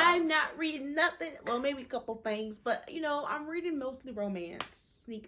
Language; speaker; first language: English; native; English